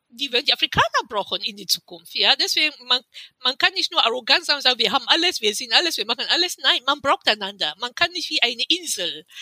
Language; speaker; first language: German; non-native, fluent; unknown